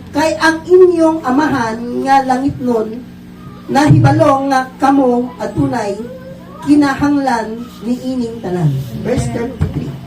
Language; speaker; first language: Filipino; native; Filipino